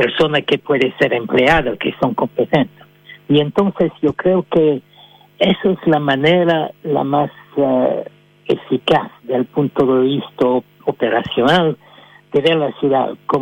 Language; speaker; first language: Spanish; non-native, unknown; French